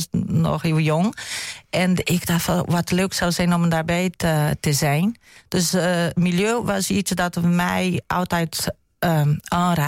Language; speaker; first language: Dutch; non-native, fluent; Portuguese